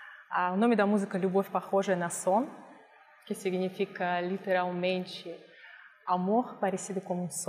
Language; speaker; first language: Portuguese; non-native, fluent; Russian